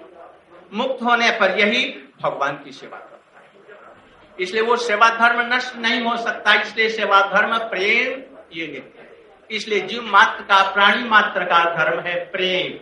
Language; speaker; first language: Hindi; native; Hindi